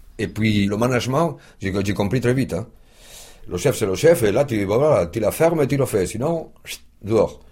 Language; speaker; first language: French; non-native, fluent; Spanish